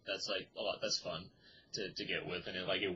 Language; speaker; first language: English; native; English